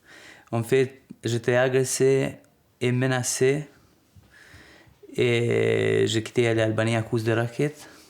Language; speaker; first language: French; non-native, learner; Albanian